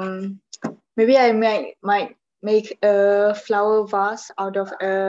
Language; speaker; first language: English; non-native, local second language; Malay